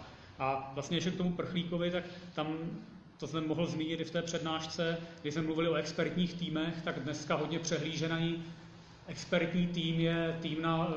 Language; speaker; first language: Czech; native; Czech